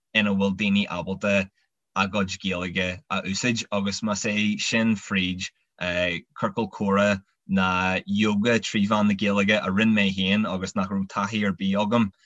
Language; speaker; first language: Irish; non-native, local second language; English